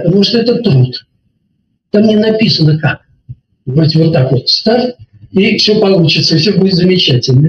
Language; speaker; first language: Russian; native; Russian